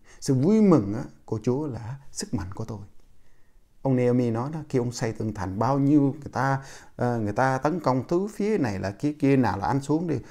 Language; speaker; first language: Vietnamese; non-native, local second language; Jarai